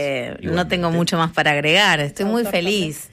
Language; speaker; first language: Spanish; native; Spanish